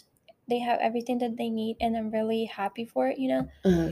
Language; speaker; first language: English; non-native, fluent; Ukrainian